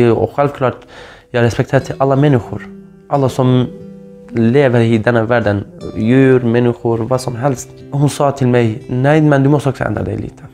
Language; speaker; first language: Swedish; non-native, fluent; Kurdish